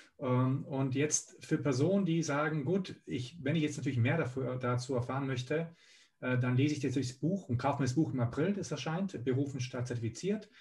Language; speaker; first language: German; early bilingual, other home language; Serbian